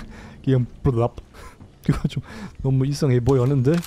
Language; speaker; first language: Korean; non-native, learner; German